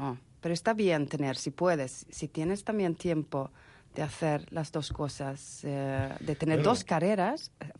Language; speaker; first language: Spanish; non-native, fluent; Swedish